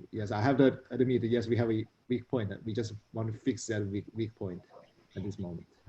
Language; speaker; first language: English; non-native, fluent; Chinese